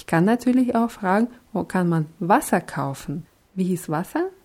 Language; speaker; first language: German; non-native, fluent; Russian